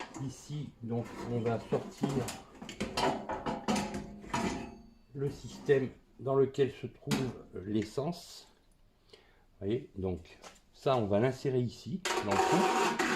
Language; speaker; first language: French; native; French